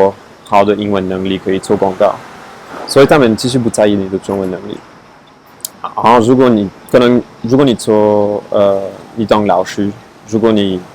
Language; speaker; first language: Chinese; non-native, fluent; French